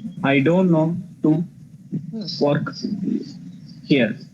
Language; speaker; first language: English; non-native, learner; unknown